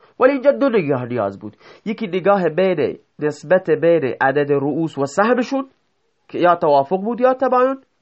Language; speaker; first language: Persian; non-native, local second language; Baluchi